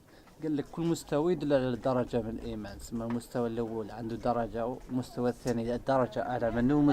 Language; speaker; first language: Arabic; native; Arabic